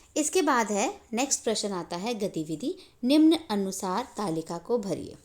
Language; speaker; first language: Hindi; native; Hindi